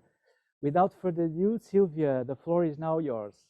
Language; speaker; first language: English; non-native, fluent; Portuguese